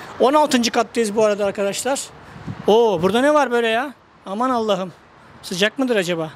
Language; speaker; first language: Turkish; native; Turkish